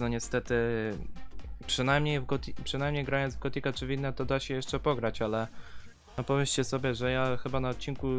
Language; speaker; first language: Polish; native; Polish